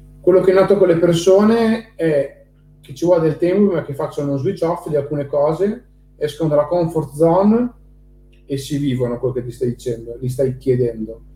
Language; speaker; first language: Italian; native; Italian